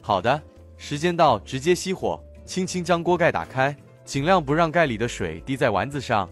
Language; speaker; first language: Chinese; native; Chinese